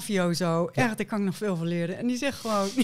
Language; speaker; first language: Dutch; native; Dutch